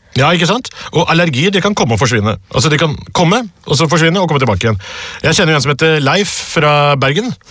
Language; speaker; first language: Norwegian; early bilingual, other home language; Urdu